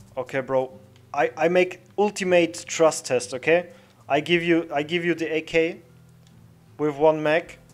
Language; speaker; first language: English; non-native, learner; German